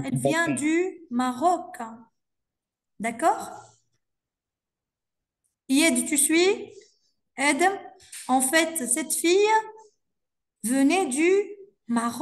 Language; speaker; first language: French; non-native, local second language; Arabic